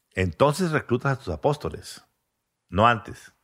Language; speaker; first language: Spanish; native; Spanish